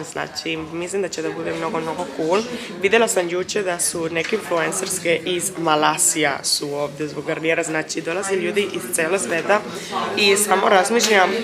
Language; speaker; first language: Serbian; early bilingual, heritage; Serbian